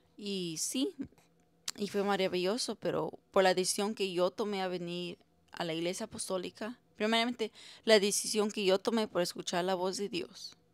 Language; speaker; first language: Spanish; early bilingual, heritage; Spanish